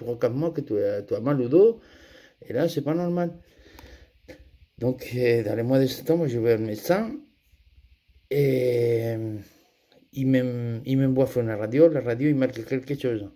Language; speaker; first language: French; non-native, fluent; Spanish